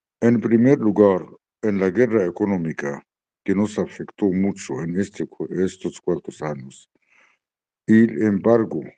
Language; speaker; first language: Spanish; non-native, learner; Arabic